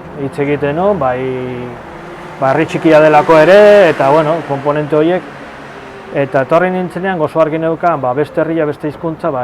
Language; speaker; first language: Basque; non-native, fluent; Galician